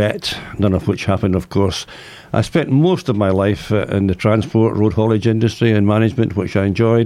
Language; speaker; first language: English; native; English